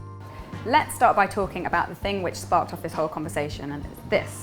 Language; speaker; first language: English; native; English